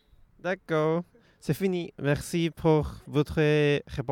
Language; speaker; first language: French; non-native, learner; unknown